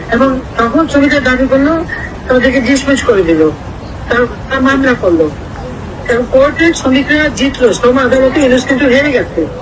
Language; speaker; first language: Bangla; native; Bangla